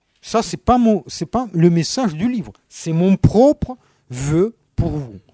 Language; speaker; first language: French; non-native, fluent; Russian